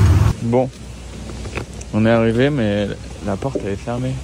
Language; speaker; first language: French; native; French